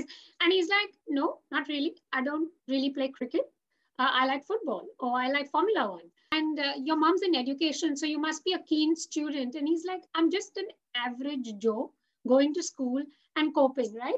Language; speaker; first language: English; non-native, local second language; Hindi